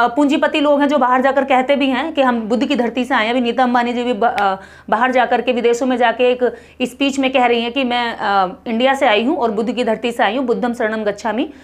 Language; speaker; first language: Hindi; native; Hindi